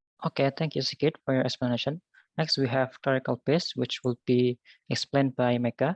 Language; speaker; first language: English; non-native, learner; Indonesian